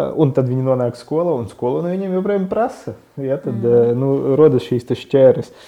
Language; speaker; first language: Latvian; non-native, local second language; Russian